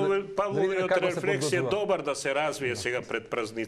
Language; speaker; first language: Macedonian; native; Macedonian